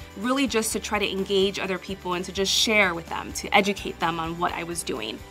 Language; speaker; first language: English; native; English